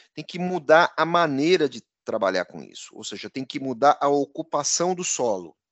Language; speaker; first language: Portuguese; native; Portuguese